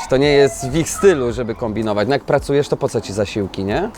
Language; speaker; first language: Polish; native; Polish